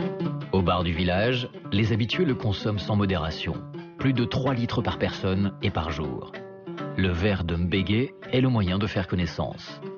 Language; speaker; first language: French; native; French